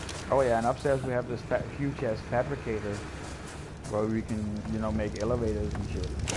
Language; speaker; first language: English; non-native, fluent; Danish